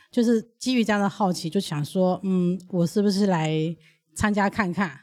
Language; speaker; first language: Chinese; early bilingual, other home language; Burmese